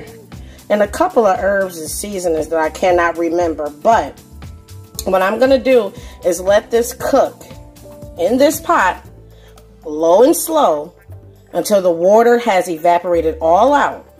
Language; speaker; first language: English; native; English